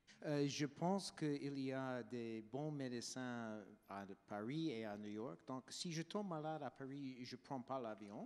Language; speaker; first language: French; non-native, fluent; English